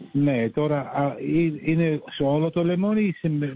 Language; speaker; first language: Greek; early bilingual, heritage; Greek